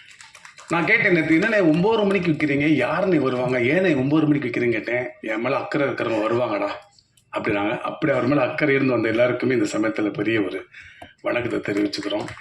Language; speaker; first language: Tamil; native; Tamil